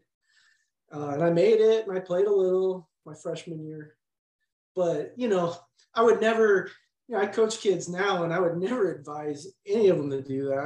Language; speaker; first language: English; native; English